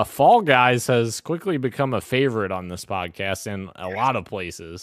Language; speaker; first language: English; native; English